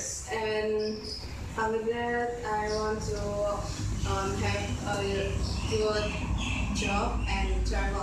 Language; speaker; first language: English; non-native, learner; Indonesian